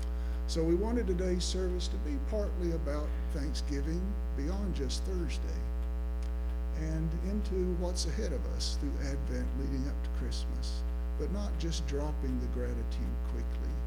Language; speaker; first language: English; native; English